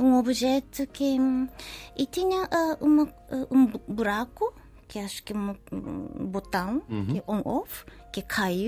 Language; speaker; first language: Portuguese; non-native, learner; Japanese